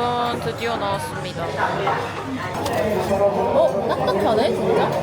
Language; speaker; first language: Korean; native; Korean